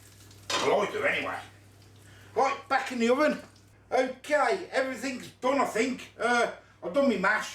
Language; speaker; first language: English; native; English